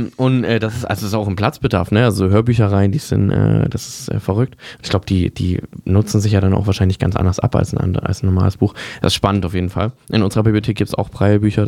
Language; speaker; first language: German; native; German